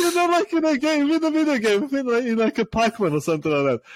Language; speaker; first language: English; non-native, fluent; Serbian